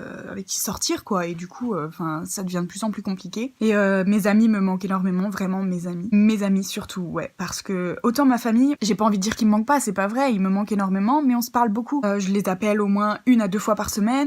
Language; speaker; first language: French; native; French